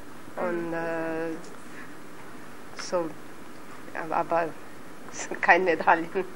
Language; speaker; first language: German; non-native, learner; Portuguese